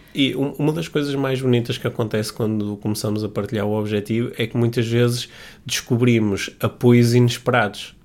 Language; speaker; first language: Portuguese; native; Portuguese